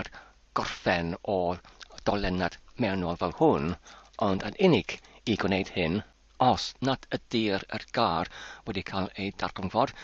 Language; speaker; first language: Welsh; non-native, learner; English